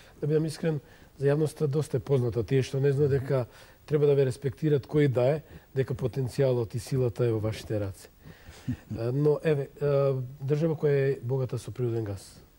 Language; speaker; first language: Macedonian; native; Macedonian